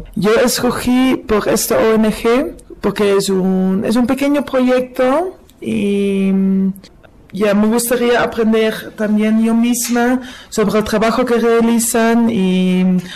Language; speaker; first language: Spanish; non-native, fluent; Dutch